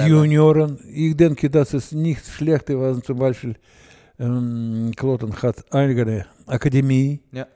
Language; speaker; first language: German; non-native, learner; Russian